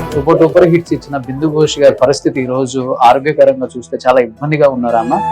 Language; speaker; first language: Telugu; native; Telugu